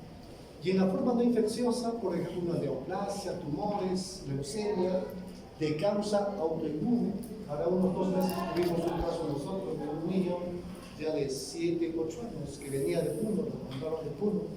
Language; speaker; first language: Spanish; native; Spanish